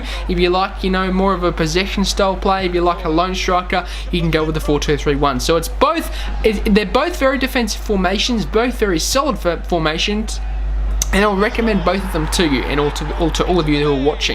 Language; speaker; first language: English; native; English